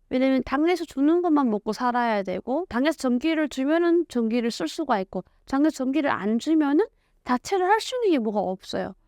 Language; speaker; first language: Korean; native; Korean